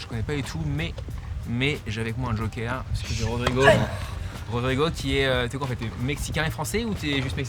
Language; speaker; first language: French; native; French